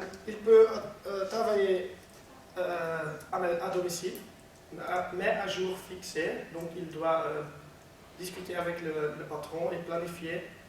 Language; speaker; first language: French; non-native, learner; Dutch